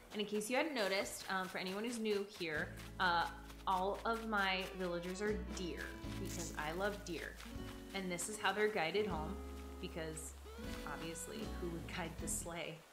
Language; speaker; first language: English; native; English